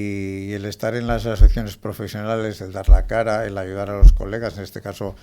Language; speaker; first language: Spanish; native; Spanish